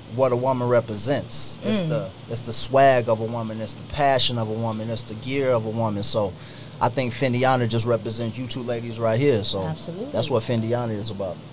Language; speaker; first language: English; native; English